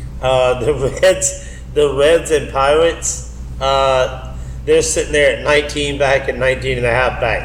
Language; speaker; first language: English; native; English